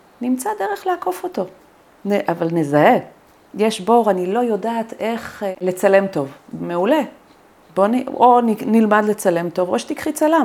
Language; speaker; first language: Hebrew; native; Hebrew